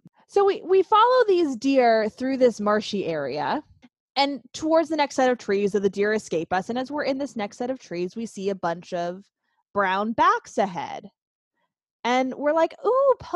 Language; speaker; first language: English; native; English